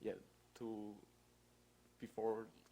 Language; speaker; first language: English; non-native, learner; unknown